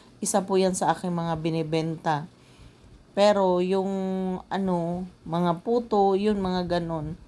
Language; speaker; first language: Filipino; non-native, local second language; Cebuano